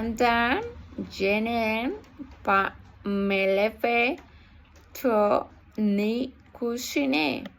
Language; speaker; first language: French; non-native, learner; Spanish